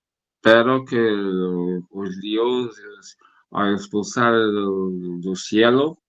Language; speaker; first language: Spanish; non-native, learner; Portuguese